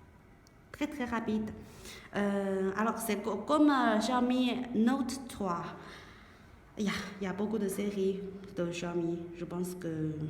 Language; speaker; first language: French; non-native, learner; Chinese